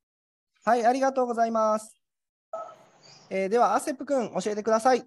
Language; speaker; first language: Japanese; native; Japanese